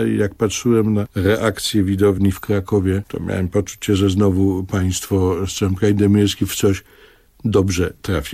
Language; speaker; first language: Polish; native; Polish